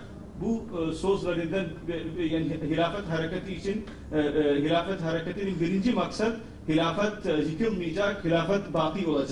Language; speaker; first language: Turkish; non-native, fluent; Urdu